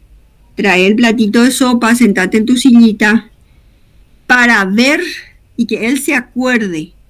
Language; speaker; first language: Spanish; native; Spanish